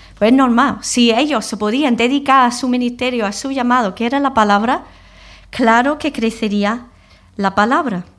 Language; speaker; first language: Spanish; non-native, fluent; English